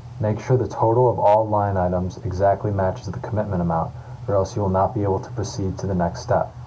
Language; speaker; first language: English; native; English